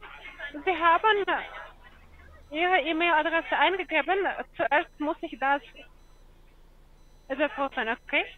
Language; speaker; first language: German; non-native, learner; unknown